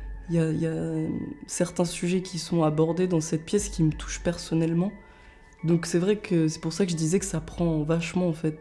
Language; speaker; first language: French; native; French